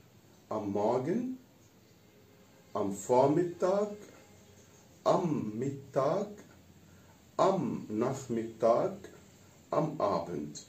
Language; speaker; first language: German; non-native, fluent; Arabic